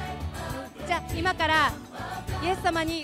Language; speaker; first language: Japanese; native; Japanese